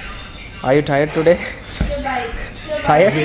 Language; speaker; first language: English; non-native, fluent; Tamil